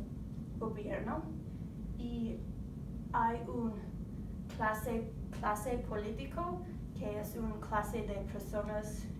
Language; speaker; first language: Spanish; non-native, learner; English